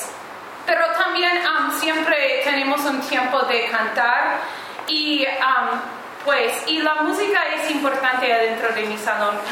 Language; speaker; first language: Spanish; non-native, learner; English